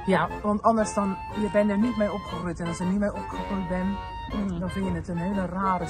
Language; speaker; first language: Dutch; native; Dutch